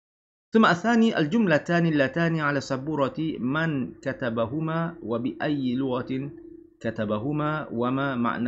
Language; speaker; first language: Arabic; non-native, fluent; Malay